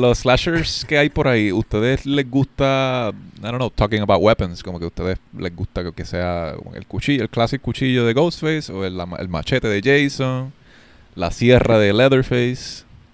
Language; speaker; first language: Spanish; early bilingual, heritage; Spanish